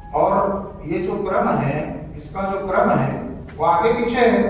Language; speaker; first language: Hindi; non-native, local second language; Marathi